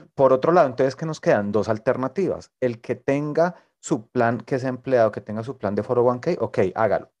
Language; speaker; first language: Spanish; native; Spanish